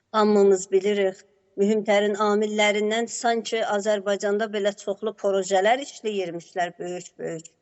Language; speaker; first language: Azerbaijani; native; Azerbaijani